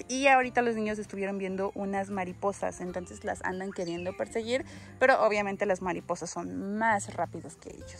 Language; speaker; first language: Spanish; native; Spanish